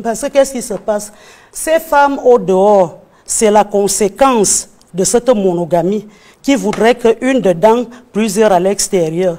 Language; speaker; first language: French; non-native, local second language; Fang